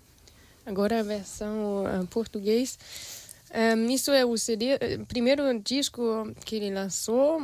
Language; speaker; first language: Portuguese; non-native, fluent; German